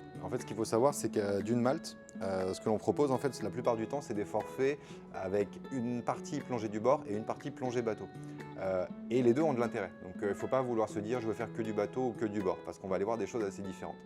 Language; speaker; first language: French; native; French